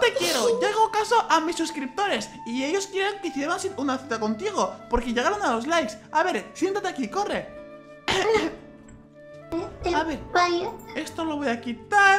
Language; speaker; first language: Spanish; native; Spanish